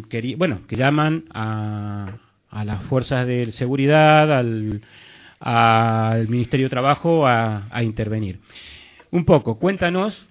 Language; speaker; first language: Spanish; native; Spanish